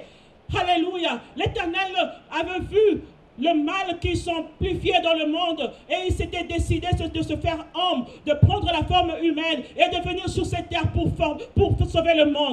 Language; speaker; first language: French; non-native, local second language; Lingala